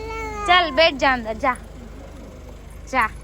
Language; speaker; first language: Hindi; non-native, local second language; Gujarati